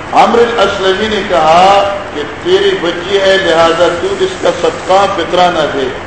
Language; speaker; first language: Urdu; non-native, local second language; Northern Hindko